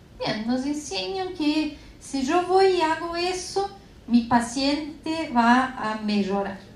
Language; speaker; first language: Spanish; non-native, fluent; Portuguese